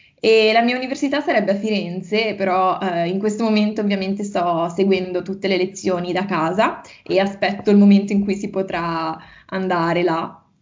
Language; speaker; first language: Italian; native; Italian